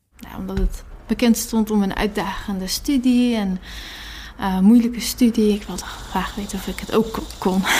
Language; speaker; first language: Dutch; early bilingual, other home language; Persian